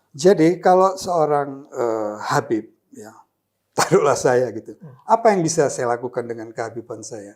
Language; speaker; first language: Indonesian; native; Indonesian